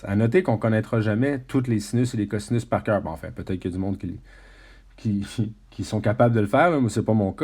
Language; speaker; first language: French; native; French